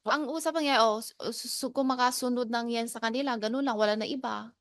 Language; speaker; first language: Filipino; non-native, learner; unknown